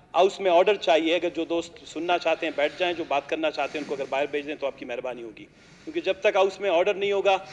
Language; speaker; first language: Urdu; non-native, local second language; Baluchi